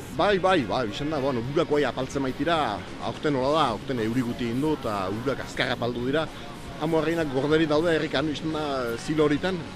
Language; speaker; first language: Basque; native; Basque